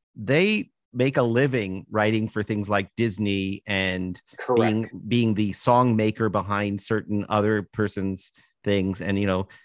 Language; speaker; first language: English; native; English